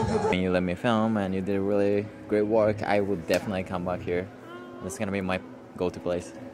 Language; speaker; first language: English; non-native, fluent; Japanese